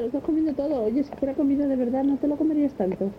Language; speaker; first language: Spanish; native; Spanish